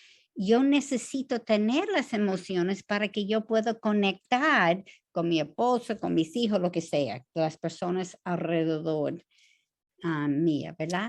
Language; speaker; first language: Spanish; non-native, fluent; English